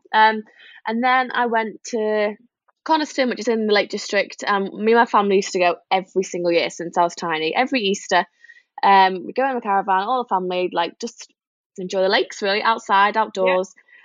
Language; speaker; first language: English; native; English